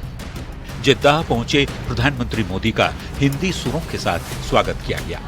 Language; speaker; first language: Hindi; native; Hindi